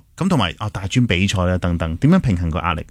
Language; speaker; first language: Cantonese; native; Cantonese